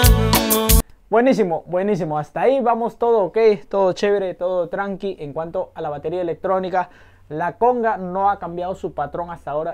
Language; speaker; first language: Spanish; native; Spanish